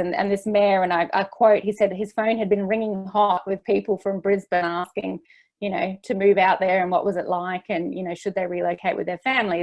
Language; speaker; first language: English; native; English